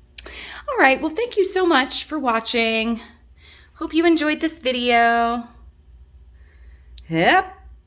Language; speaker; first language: English; native; English